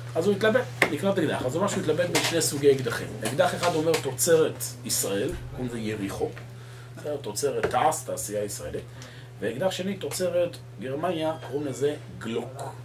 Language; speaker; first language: Hebrew; native; Hebrew